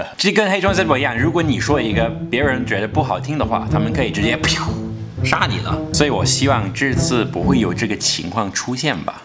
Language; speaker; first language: Chinese; non-native, fluent; English